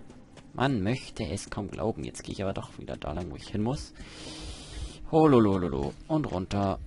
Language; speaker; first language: German; native; German